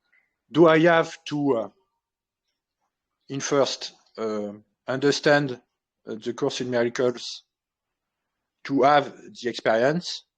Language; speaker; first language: English; non-native, learner; French